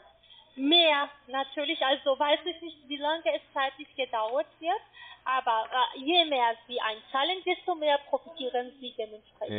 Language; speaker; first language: German; non-native, fluent; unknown